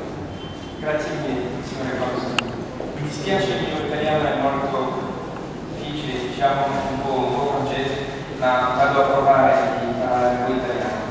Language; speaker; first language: Italian; non-native, learner; French